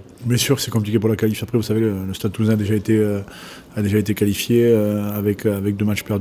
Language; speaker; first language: French; native; French